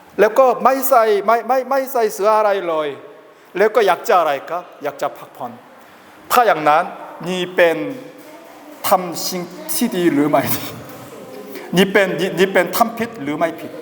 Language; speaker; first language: Thai; non-native, learner; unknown